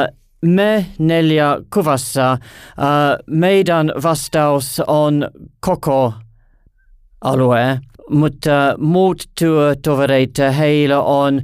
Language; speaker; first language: Finnish; non-native, learner; English